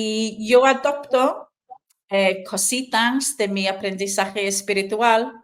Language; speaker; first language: Spanish; non-native, fluent; English